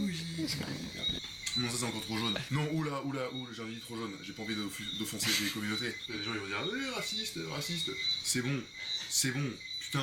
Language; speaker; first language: French; native; French